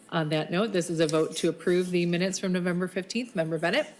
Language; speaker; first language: English; early bilingual, other home language; Arabic